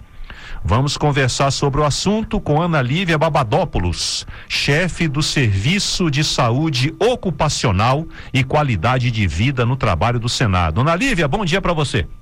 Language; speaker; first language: Portuguese; native; Portuguese